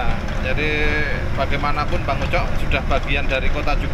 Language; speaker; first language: Indonesian; native; Indonesian